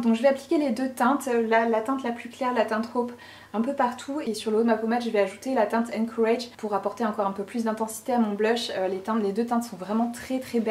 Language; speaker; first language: French; native; French